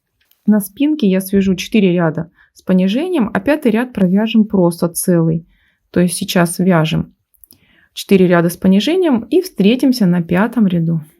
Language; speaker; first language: Russian; native; Russian